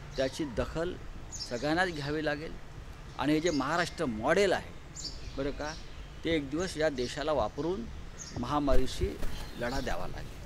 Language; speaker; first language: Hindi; non-native, local second language; Marathi